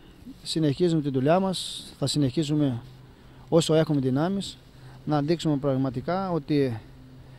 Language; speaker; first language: Greek; non-native, fluent; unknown